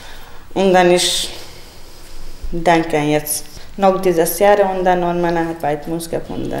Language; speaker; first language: German; non-native, learner; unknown